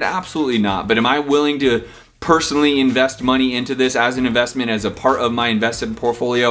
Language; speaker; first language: English; native; English